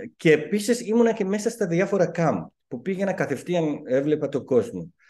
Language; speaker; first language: Greek; non-native, fluent; Persian